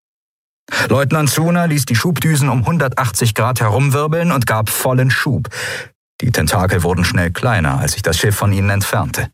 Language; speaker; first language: German; native; German